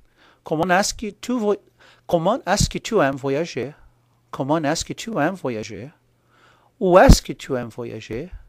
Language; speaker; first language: French; non-native, fluent; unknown